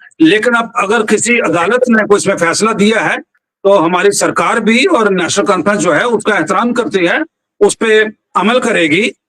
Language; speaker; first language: Hindi; non-native, local second language; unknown